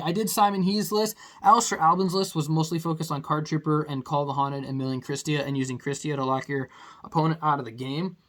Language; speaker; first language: English; native; English